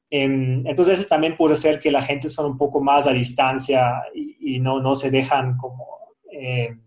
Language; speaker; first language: Spanish; non-native, fluent; German